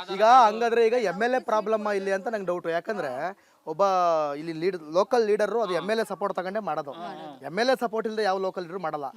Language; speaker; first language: Kannada; native; Kannada